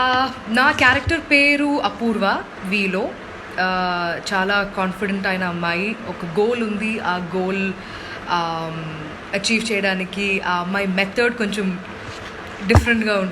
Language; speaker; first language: Telugu; non-native, fluent; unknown